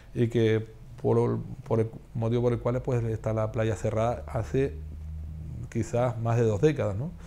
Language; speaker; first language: Spanish; native; Spanish